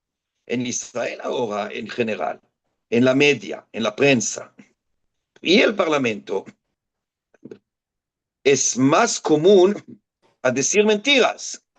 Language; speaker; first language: Spanish; non-native, fluent; Hebrew